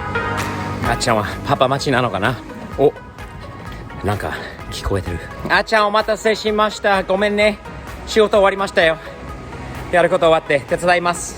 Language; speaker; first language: Japanese; non-native, fluent; English